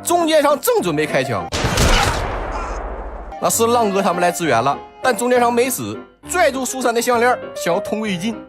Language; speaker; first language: Chinese; native; Chinese